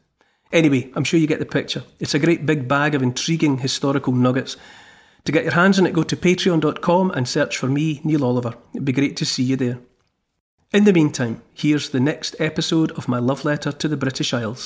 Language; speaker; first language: English; native; English